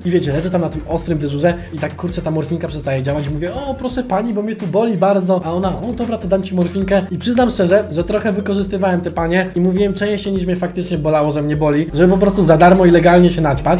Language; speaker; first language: Polish; native; Polish